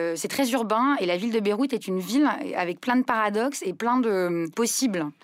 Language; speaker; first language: French; non-native, local second language; Arabic